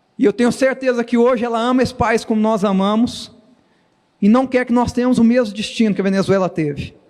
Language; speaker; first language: Portuguese; native; Portuguese